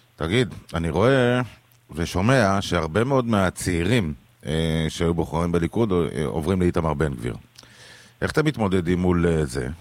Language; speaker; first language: Hebrew; native; Hebrew